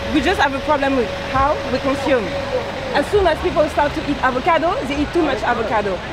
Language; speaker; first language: English; non-native, learner; French